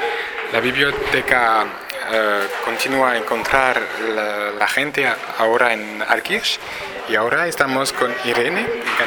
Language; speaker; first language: Spanish; non-native, fluent; French